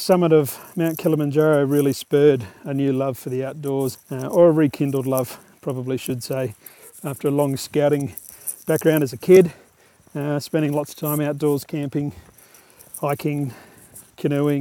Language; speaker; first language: English; native; English